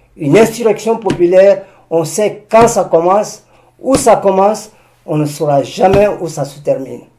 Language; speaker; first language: French; non-native, local second language; Susu